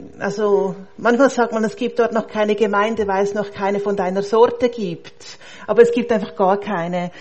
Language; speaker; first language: German; native; German